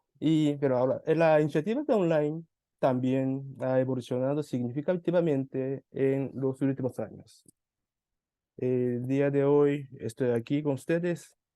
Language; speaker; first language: Spanish; non-native, fluent; Japanese